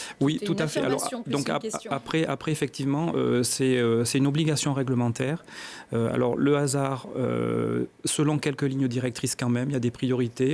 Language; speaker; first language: French; native; French